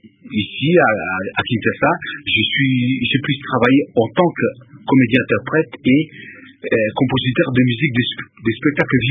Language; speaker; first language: French; non-native, local second language; Lingala